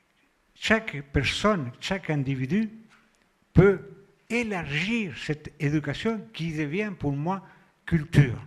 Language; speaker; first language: French; non-native, fluent; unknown